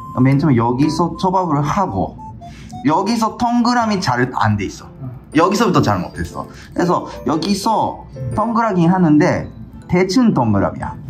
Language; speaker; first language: Korean; non-native, fluent; Japanese